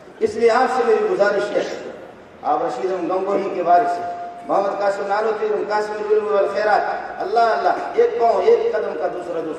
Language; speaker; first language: Urdu; non-native, local second language; Brahui